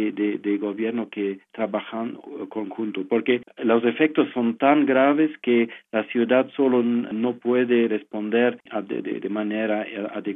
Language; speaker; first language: Spanish; non-native, fluent; French